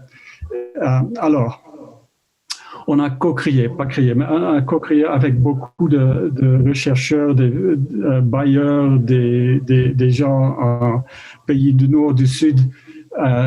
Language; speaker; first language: French; non-native, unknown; Dutch